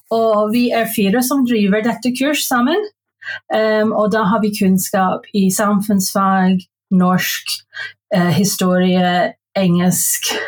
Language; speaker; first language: Norwegian; non-native, fluent; English